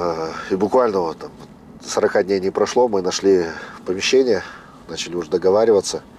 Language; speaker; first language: Russian; native; Russian